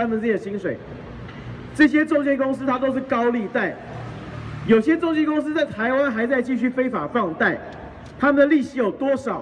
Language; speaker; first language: Chinese; native; Chinese